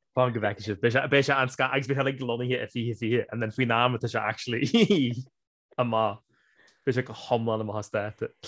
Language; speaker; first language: Irish; native; Irish